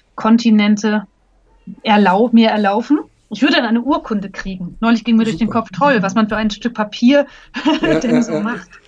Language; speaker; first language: German; native; German